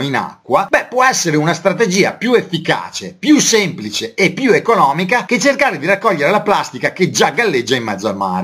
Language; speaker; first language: Italian; native; Italian